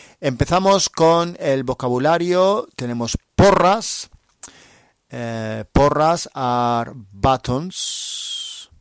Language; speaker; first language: Spanish; non-native, fluent; English